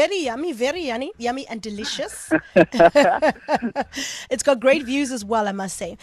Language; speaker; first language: English; native; English